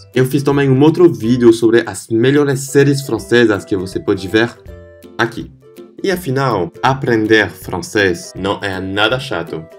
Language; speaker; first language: Portuguese; non-native, fluent; French